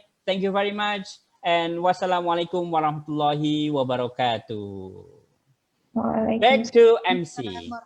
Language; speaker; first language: English; non-native, fluent; Indonesian